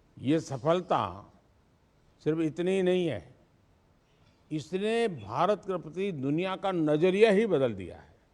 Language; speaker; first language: Hindi; non-native, local second language; Gujarati